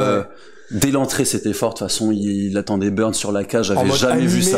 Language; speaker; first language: French; native; French